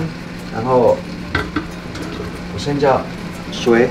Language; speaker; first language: Chinese; non-native, fluent; French